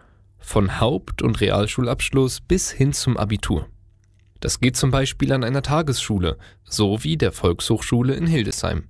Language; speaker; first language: German; native; German